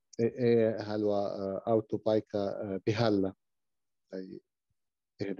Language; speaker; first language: Finnish; non-native, learner; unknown